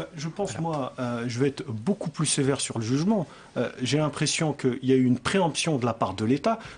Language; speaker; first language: French; native; French